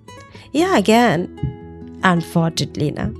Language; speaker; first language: German; non-native, learner; Bangla